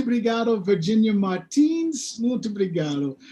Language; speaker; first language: Portuguese; non-native, learner; English